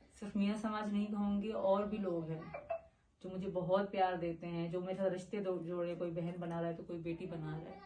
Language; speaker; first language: Urdu; non-native, local second language; Sindhi